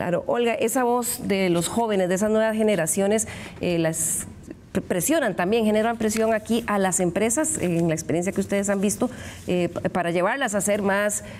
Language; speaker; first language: Spanish; native; Spanish